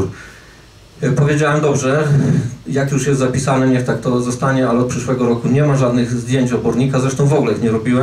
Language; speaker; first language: Polish; native; Polish